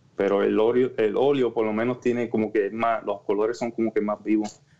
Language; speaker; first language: Spanish; native; Spanish